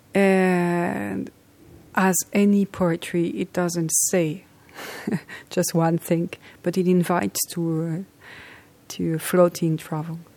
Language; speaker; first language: English; non-native, fluent; French